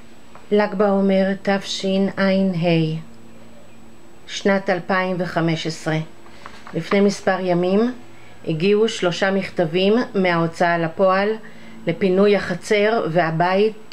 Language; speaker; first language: Hebrew; native; Hebrew